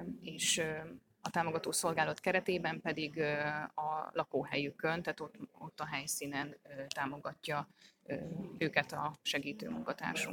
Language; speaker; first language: Hungarian; native; Hungarian